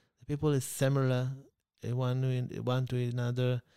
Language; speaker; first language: English; non-native, learner; Hebrew